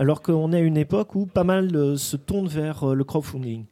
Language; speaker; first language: French; native; French